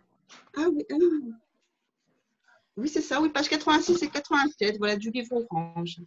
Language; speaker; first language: French; native; French